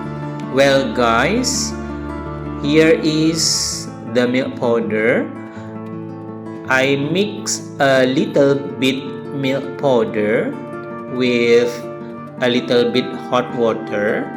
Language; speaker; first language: English; non-native, learner; Indonesian